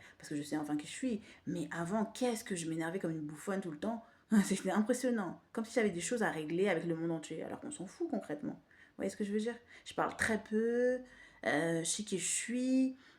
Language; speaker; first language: French; native; French